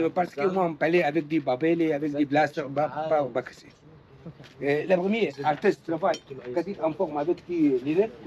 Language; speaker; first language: French; non-native, learner; Arabic